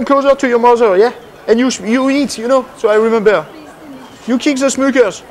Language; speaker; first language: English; non-native, fluent; French